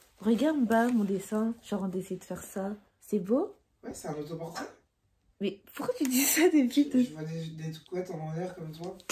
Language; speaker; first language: French; native; French